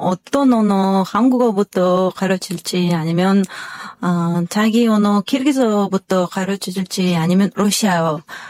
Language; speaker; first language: Korean; non-native, fluent; Kyrgyz